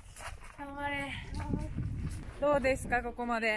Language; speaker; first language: Japanese; native; Japanese